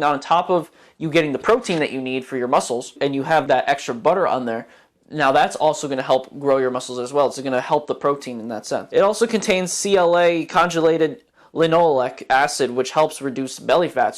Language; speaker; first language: English; native; English